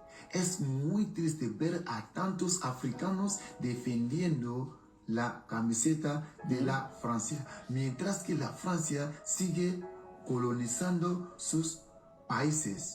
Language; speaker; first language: Spanish; non-native, fluent; French